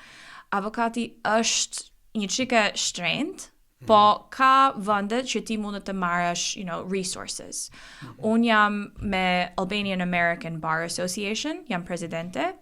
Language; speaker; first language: Albanian; early bilingual, heritage; Albanian